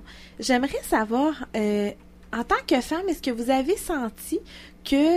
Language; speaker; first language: French; native; French